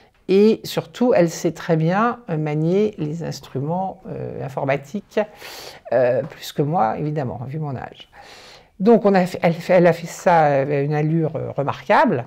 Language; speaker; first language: French; native; French